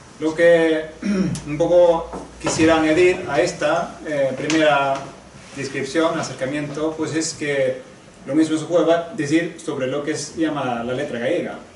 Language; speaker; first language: Spanish; non-native, fluent; Swedish